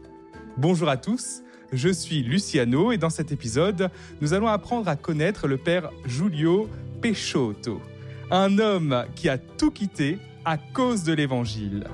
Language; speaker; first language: French; native; French